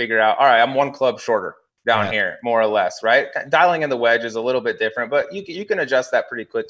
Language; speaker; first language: English; native; English